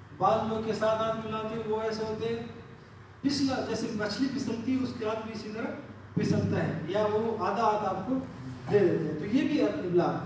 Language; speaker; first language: Urdu; non-native, local second language; Pashto